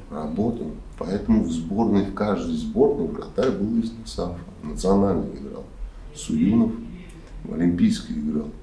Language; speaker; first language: Russian; native; Russian